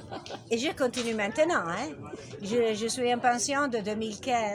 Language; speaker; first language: French; non-native, learner; Italian